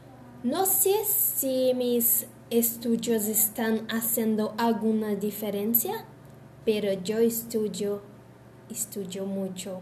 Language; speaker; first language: Spanish; non-native, learner; Portuguese